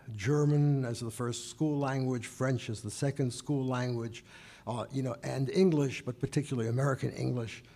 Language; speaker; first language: English; native; English